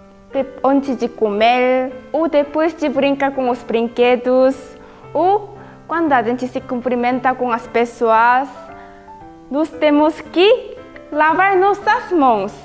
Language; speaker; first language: Portuguese; non-native, fluent; Korean